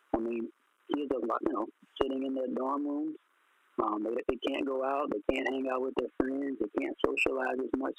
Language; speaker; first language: English; native; English